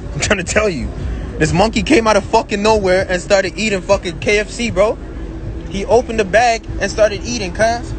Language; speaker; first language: English; native; English